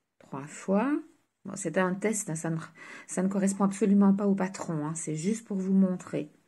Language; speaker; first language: French; native; French